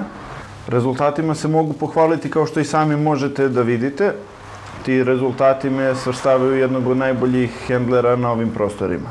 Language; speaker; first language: Serbian; native; Serbian